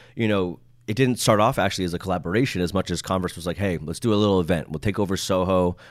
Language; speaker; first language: English; native; English